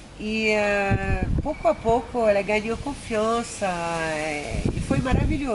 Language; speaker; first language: Portuguese; non-native, fluent; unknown